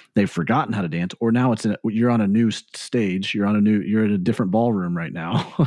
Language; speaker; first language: English; native; English